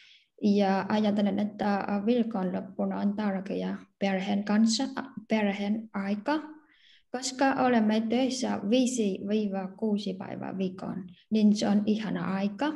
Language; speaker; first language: Finnish; non-native, learner; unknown